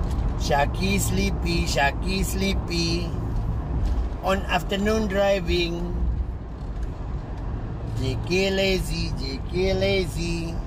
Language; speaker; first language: English; non-native, learner; Malay